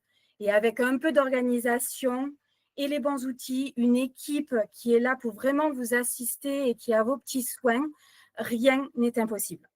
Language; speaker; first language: French; native; French